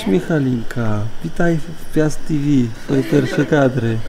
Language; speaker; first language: Polish; native; Polish